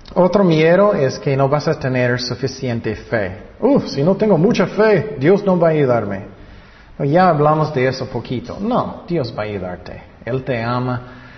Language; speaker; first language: Spanish; non-native, fluent; English